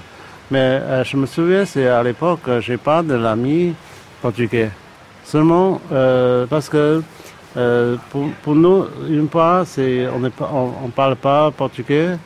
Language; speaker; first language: French; non-native, learner; Cantonese